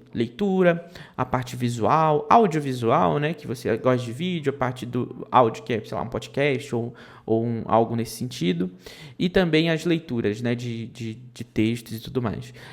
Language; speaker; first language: Portuguese; native; Portuguese